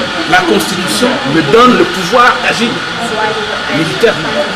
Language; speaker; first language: French; non-native, local second language; Lingala